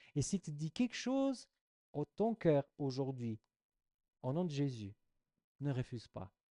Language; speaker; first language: French; non-native, fluent; Portuguese